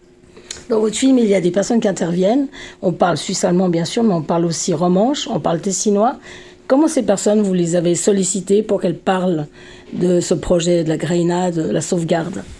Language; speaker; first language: French; native; French